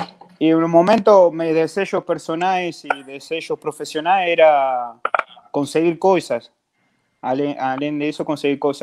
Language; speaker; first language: Portuguese; non-native, fluent; Spanish